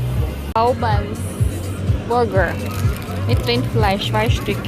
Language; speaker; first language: German; non-native, learner; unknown